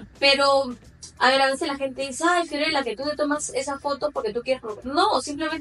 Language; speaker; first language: Spanish; native; Spanish